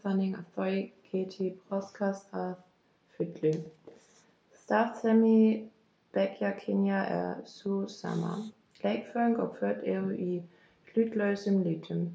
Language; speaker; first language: Icelandic; non-native, learner; German